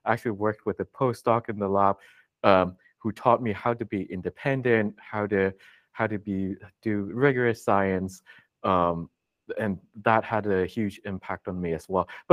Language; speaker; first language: English; non-native, local second language; Cantonese